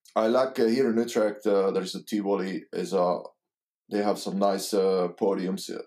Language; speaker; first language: English; non-native, learner; Hungarian